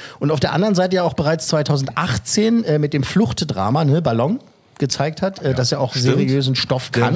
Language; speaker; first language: German; native; German